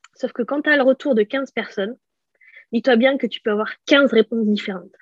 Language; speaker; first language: French; native; French